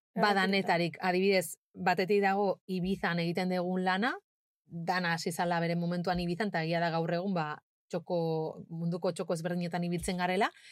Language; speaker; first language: Basque; non-native, local second language; Spanish